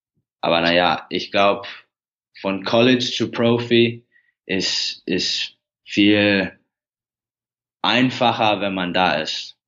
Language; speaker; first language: German; early bilingual, heritage; English